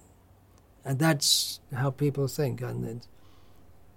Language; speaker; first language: English; native; English